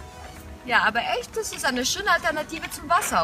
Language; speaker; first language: German; non-native, fluent; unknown